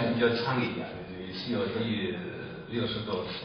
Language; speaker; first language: Chinese; non-native, learner; German